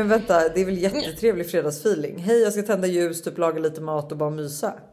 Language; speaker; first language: Swedish; native; Swedish